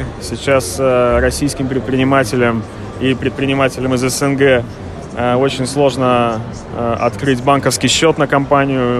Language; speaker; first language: Russian; native; Russian